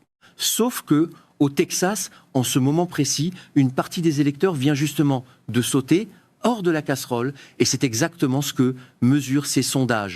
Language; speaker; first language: French; native; French